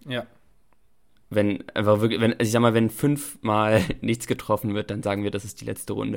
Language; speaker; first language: German; native; German